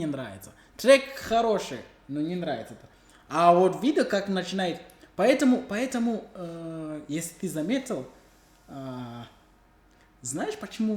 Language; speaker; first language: Russian; non-native, learner; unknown